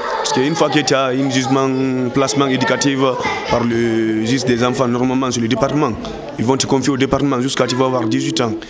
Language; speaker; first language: French; non-native, local second language; Fula